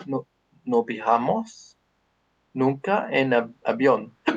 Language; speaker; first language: Spanish; non-native, learner; English